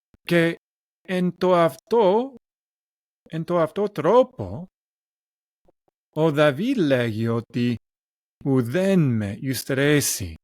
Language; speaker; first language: Greek; non-native, learner; English